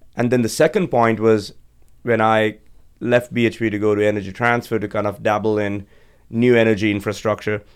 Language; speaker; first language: English; non-native, local second language; Sinhala